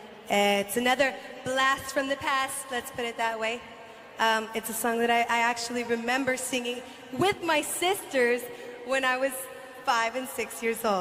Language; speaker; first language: English; early bilingual, other home language; Spanish